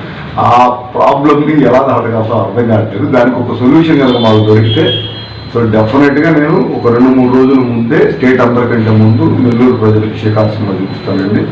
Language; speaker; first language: Telugu; native; Telugu